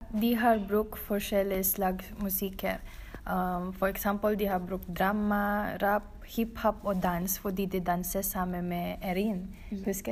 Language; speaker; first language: Norwegian; non-native, learner; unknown